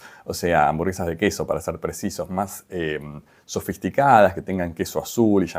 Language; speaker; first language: Spanish; native; Spanish